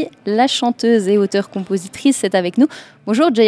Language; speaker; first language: French; native; French